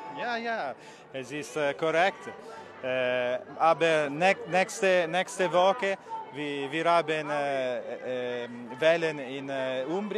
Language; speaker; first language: German; non-native, learner; Italian